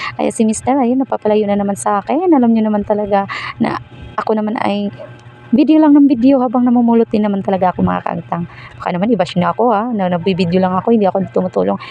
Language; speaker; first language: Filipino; non-native, local second language; Cebuano